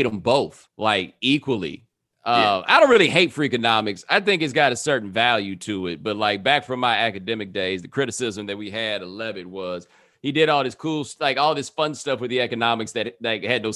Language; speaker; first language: English; native; English